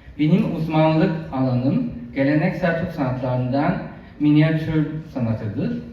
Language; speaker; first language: Turkish; non-native, fluent; Chinese